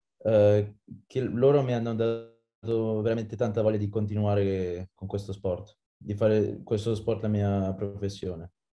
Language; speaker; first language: Italian; non-native, fluent; French